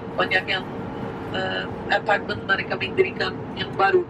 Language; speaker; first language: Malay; non-native, fluent; Turkish